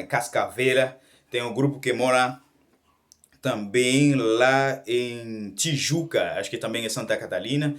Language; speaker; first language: Portuguese; non-native, learner; Haitian Creole